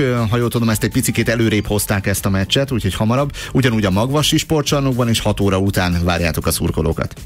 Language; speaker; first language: Hungarian; native; Hungarian